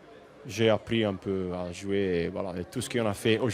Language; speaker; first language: French; non-native, fluent; Italian